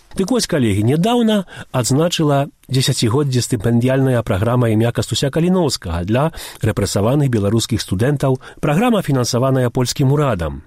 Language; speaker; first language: Belarusian; early bilingual, heritage; Belarusian